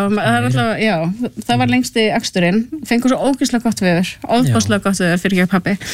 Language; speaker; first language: Icelandic; native; Icelandic